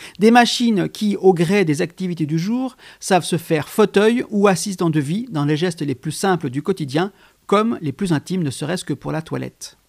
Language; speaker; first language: French; native; French